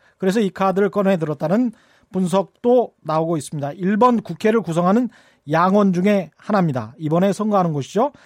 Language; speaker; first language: Korean; native; Korean